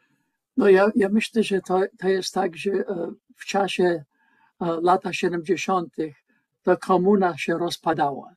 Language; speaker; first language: Polish; non-native, learner; English